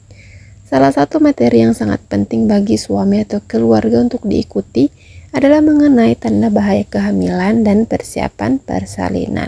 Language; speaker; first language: Indonesian; native; Indonesian